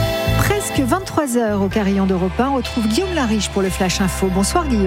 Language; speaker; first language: French; native; French